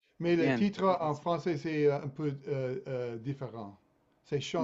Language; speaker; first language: French; non-native, fluent; English